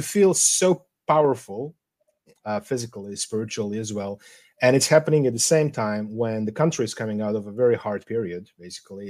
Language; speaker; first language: English; non-native, fluent; Serbian